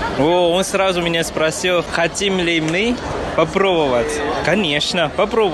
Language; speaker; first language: Russian; non-native, fluent; Chinese